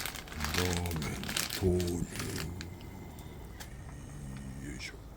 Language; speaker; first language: Japanese; native; Japanese